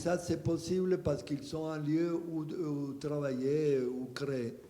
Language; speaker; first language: French; non-native, fluent; Spanish